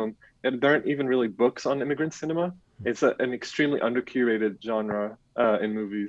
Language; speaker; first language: English; non-native, fluent; Arabic